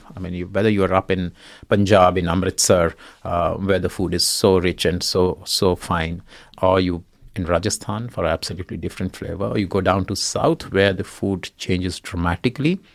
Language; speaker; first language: English; non-native, local second language; Hindi